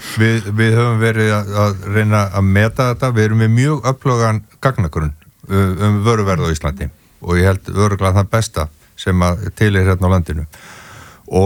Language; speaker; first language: Icelandic; native; Icelandic